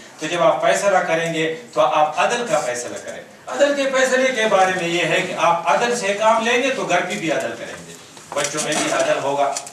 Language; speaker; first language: Urdu; non-native, local second language; Pashto